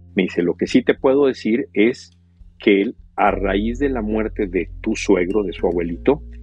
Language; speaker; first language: Spanish; native; Spanish